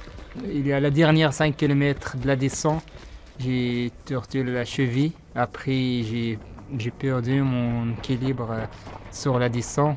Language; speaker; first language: French; non-native, local second language; Arabic